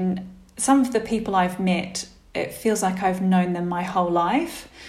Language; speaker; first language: English; native; English